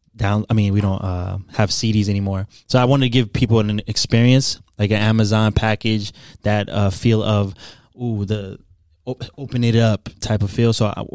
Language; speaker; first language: English; early bilingual, other home language; Haitian Creole